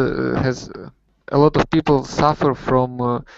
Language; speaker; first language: English; non-native, learner; Russian